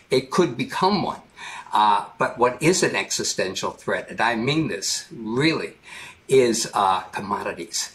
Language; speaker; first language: English; native; English